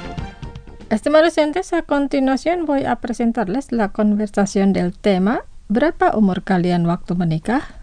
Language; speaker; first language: Spanish; non-native, fluent; Indonesian